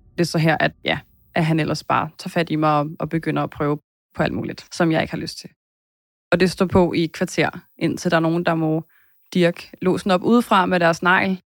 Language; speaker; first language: Danish; native; Danish